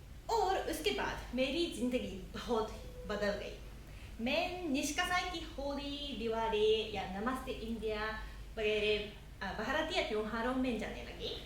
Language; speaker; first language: Hindi; non-native, fluent; Japanese